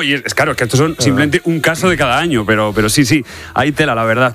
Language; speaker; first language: Spanish; native; Spanish